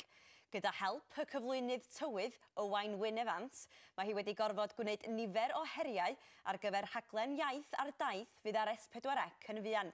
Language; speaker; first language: Welsh; native; Welsh